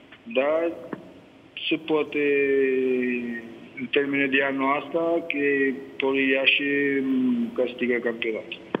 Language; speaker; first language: Romanian; non-native, learner; Italian